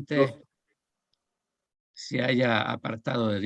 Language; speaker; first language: Spanish; native; Spanish